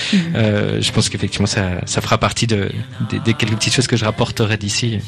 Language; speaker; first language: French; native; French